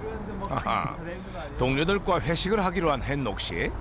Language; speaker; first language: Korean; native; Korean